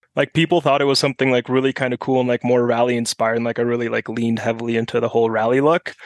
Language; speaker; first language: English; non-native, fluent; German